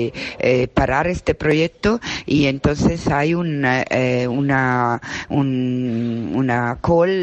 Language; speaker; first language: Spanish; non-native, fluent; Italian